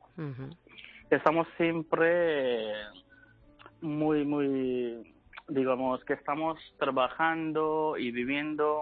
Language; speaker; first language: Spanish; non-native, learner; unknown